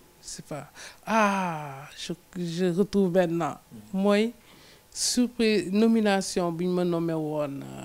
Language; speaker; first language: Wolof; non-native, local second language; Serer